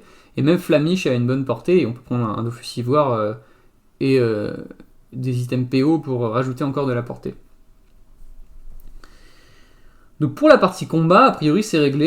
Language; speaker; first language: French; native; French